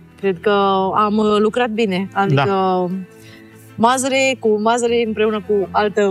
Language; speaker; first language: Romanian; native; Romanian